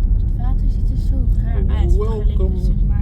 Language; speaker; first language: Dutch; native; Dutch